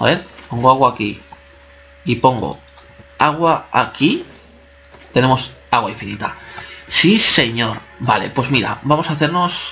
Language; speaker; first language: Spanish; native; Spanish